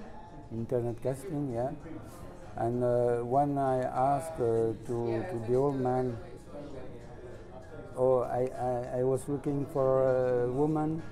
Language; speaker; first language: English; non-native, learner; French